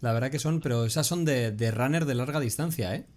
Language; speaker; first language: Spanish; native; Spanish